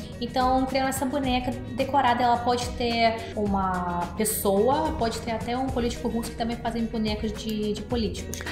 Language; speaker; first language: Portuguese; non-native, fluent; Russian